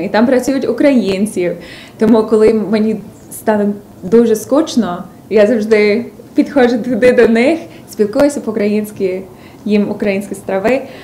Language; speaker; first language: Ukrainian; early bilingual, other home language; English